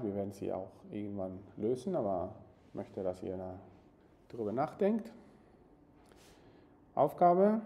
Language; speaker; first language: German; non-native, fluent; Spanish